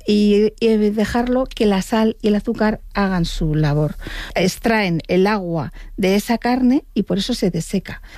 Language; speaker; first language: Spanish; native; Spanish